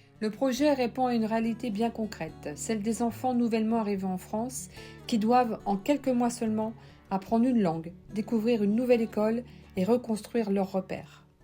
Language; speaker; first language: French; native; French